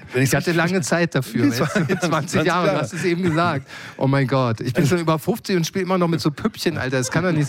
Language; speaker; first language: German; native; German